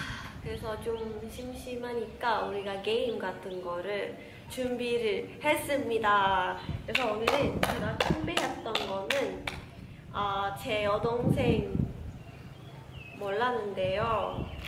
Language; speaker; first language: Korean; non-native, learner; Malay